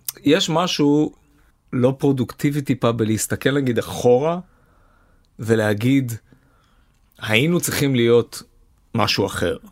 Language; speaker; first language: Hebrew; native; Hebrew